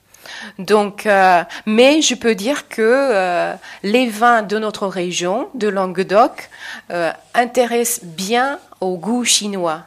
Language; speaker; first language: French; non-native, fluent; Chinese